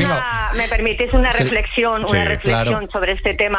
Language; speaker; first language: Spanish; native; Spanish